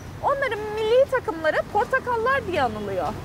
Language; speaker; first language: Turkish; native; Turkish